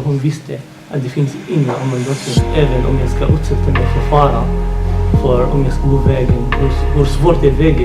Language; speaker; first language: Swedish; non-native, fluent; Arabic